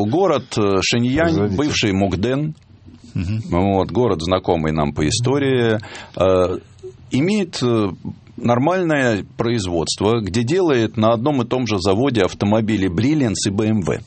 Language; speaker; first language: Russian; native; Russian